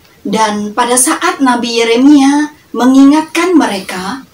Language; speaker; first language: Indonesian; native; Indonesian